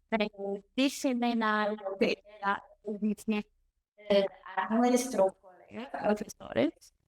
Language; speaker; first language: Spanish; non-native, learner; Portuguese